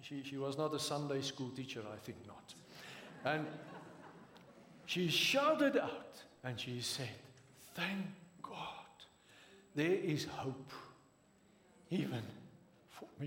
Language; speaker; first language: English; non-native, local second language; Afrikaans